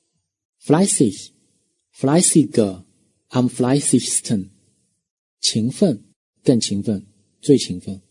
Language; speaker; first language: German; non-native, fluent; Chinese